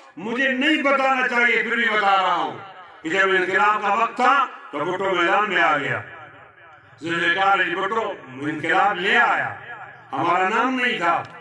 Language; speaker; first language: Urdu; non-native, local second language; Pashto